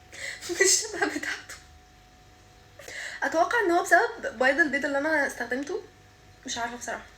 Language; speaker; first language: Arabic; native; Arabic